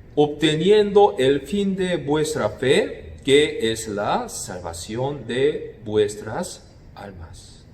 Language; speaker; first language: Spanish; non-native, fluent; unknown